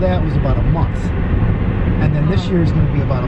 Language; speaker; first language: English; native; English